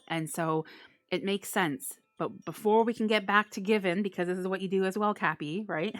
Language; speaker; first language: English; native; English